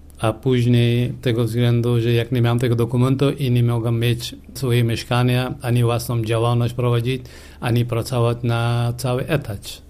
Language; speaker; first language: Polish; non-native, fluent; Persian